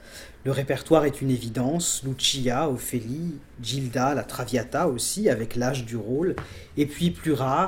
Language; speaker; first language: French; native; French